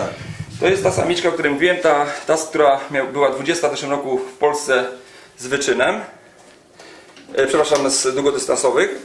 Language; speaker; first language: Polish; native; Polish